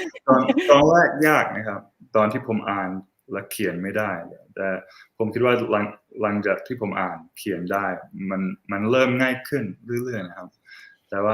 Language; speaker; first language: Thai; non-native, fluent; English